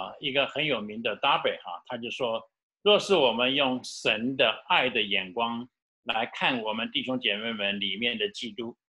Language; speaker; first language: Chinese; native; Chinese